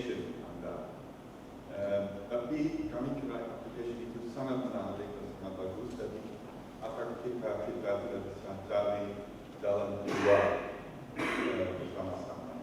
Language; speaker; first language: Indonesian; non-native, fluent; Dutch